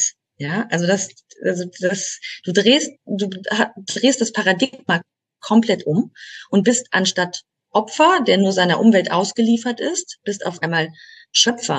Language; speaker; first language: German; native; German